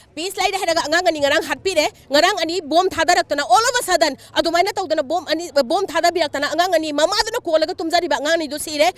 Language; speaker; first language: Manipuri; native; Manipuri